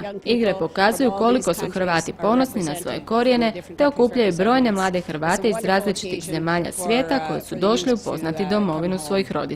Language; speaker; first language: Croatian; native; Croatian